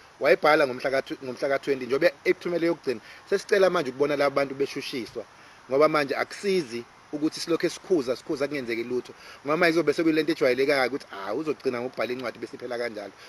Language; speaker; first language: Zulu; native; Zulu